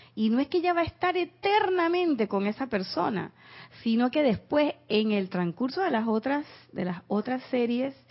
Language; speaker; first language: Spanish; native; Spanish